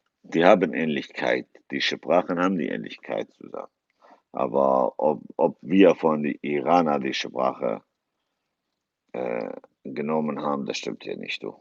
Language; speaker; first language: German; non-native, fluent; Kurdish